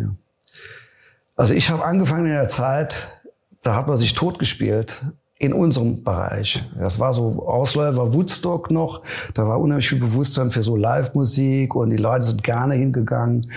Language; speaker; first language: German; native; German